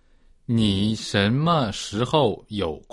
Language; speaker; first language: Chinese; non-native, learner; Portuguese